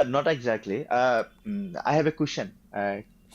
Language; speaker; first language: English; non-native, learner; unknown